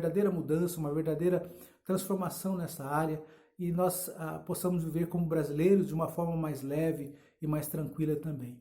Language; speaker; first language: Portuguese; native; Portuguese